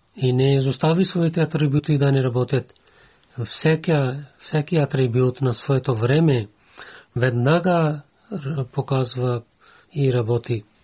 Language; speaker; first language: Bulgarian; non-native, learner; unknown